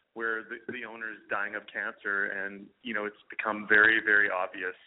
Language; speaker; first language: English; native; English